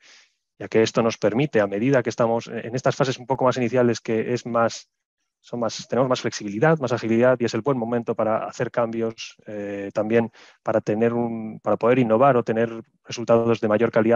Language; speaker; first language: Spanish; native; Spanish